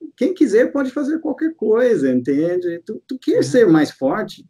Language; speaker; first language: Portuguese; non-native, fluent; English